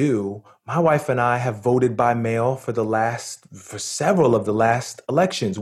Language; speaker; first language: English; native; English